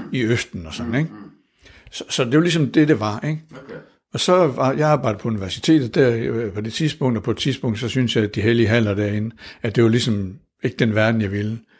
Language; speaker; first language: Danish; native; Danish